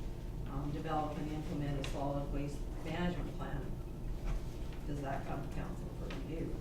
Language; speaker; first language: English; native; English